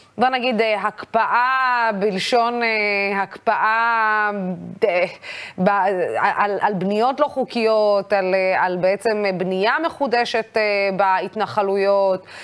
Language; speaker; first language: Hebrew; non-native, local second language; Arabic